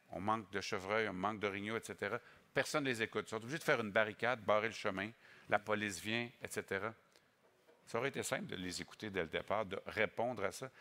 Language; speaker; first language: French; native; French